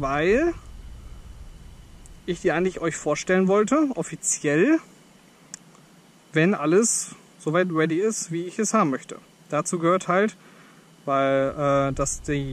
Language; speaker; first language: German; native; German